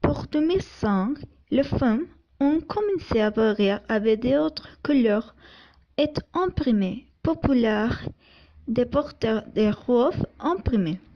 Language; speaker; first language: French; non-native, learner; Spanish